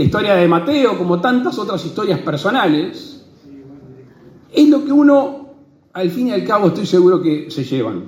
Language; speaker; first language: Spanish; native; Spanish